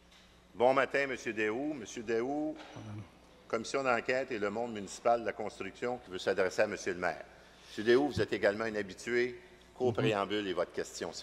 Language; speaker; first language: French; native; French